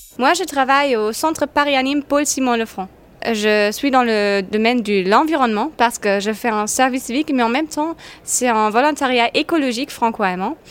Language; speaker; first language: French; non-native, fluent; German